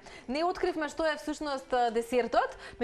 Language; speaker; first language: Macedonian; native; Macedonian